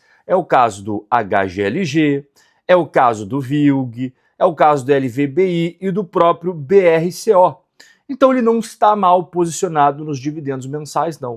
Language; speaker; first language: Portuguese; native; Portuguese